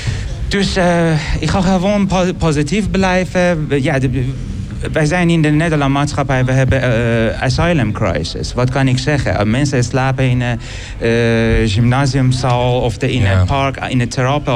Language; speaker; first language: Dutch; non-native, learner; Persian